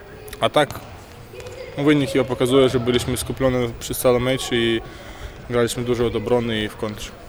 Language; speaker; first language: Polish; non-native, fluent; Russian